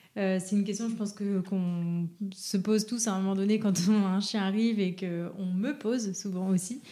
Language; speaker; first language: French; native; French